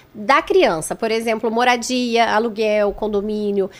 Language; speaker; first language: Portuguese; native; Portuguese